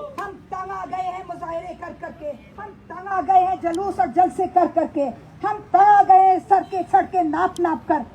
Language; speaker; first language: Urdu; native; Urdu